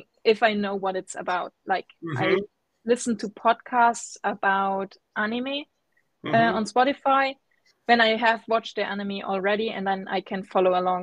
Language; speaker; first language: English; non-native, fluent; German